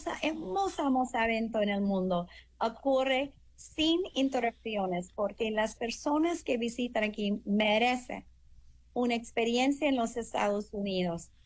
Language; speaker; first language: Spanish; non-native, fluent; English